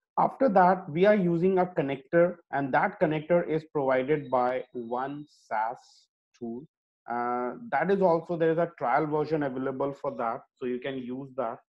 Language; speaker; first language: English; non-native, local second language; Hindi